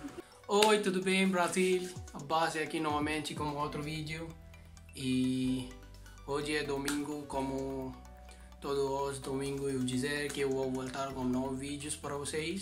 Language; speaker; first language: Portuguese; non-native, learner; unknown